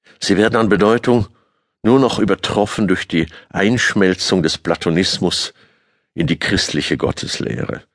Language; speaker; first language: German; native; German